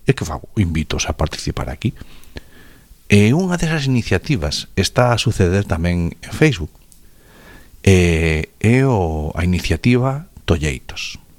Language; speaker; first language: Galician; non-native, local second language; Spanish